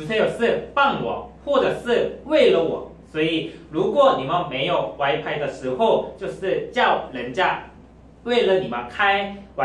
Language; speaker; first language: Chinese; non-native, fluent; Korean